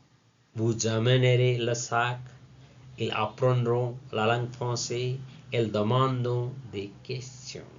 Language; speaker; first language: French; non-native, learner; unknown